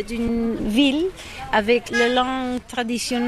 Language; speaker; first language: French; non-native, learner; Catalan